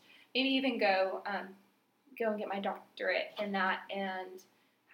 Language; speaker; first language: English; native; English